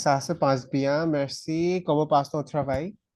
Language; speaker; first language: French; non-native, fluent; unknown